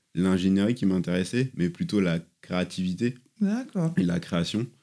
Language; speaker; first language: French; native; French